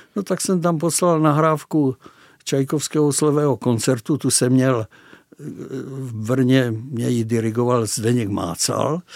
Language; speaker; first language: Czech; non-native, local second language; Slovak